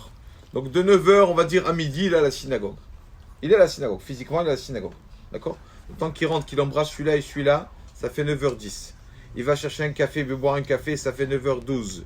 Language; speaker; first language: French; native; French